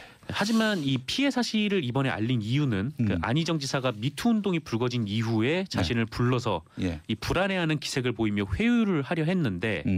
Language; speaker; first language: Korean; native; Korean